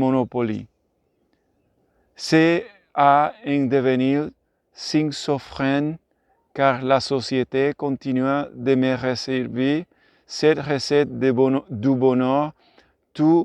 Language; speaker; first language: French; non-native, learner; Spanish